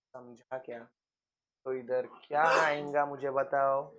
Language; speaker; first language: Hindi; non-native, local second language; Marathi